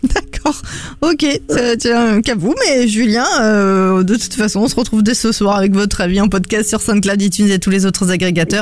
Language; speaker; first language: French; native; French